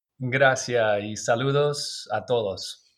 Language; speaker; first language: Spanish; non-native, learner; English